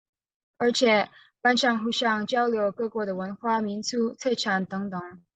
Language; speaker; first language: Chinese; non-native, learner; Indonesian